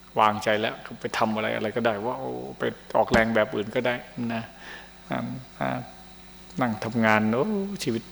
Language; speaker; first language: Thai; native; Thai